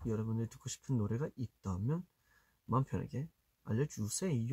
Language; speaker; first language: Korean; early bilingual, heritage; Korean